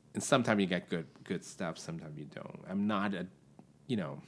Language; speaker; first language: English; non-native, local second language; Cantonese